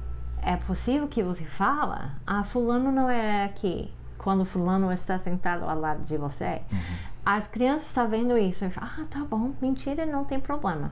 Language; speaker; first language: Portuguese; non-native, fluent; English